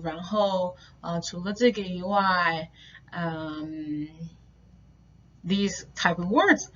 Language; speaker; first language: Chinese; non-native, fluent; English